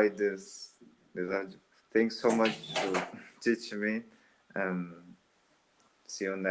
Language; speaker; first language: English; non-native, learner; Portuguese